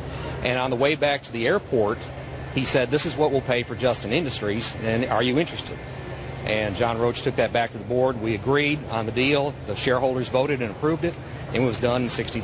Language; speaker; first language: English; native; English